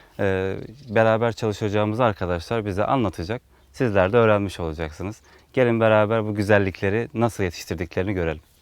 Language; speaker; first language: Turkish; native; Turkish